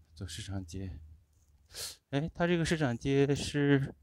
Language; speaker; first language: Chinese; native; Chinese